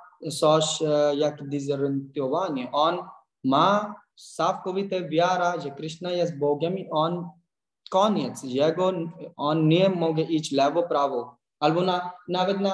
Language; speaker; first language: Polish; non-native, learner; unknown